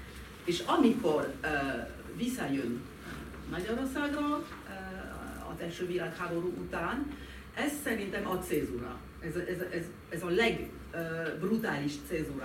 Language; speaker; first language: Hungarian; non-native, fluent; French